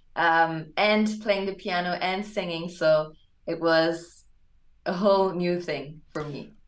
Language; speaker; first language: English; non-native, fluent; German